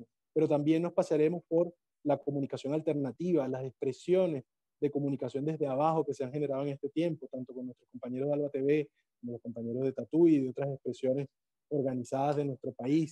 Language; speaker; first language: Spanish; native; Spanish